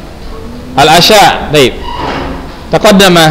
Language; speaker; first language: Arabic; non-native, fluent; Indonesian